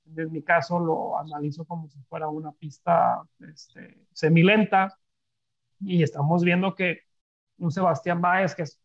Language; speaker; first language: Spanish; native; Spanish